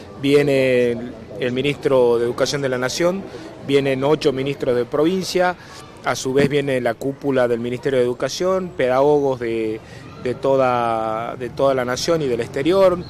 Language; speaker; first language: Spanish; native; Spanish